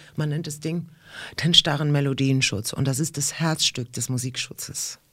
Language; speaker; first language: German; early bilingual, other home language; Russian